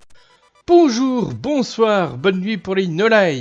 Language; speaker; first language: French; native; French